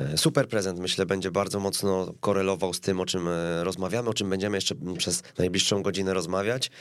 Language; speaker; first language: Polish; native; Polish